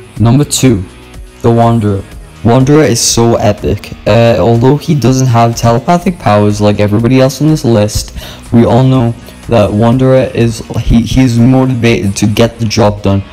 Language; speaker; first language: English; native; English